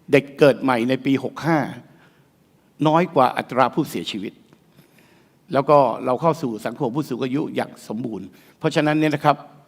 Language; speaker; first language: Thai; native; Thai